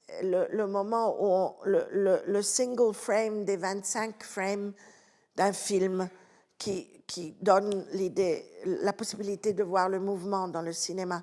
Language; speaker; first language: French; non-native, fluent; Italian